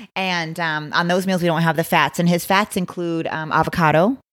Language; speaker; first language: English; native; English